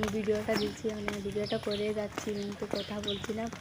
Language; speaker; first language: Bangla; non-native, local second language; Assamese